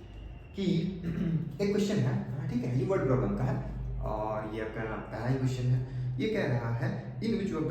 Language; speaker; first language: Hindi; native; Hindi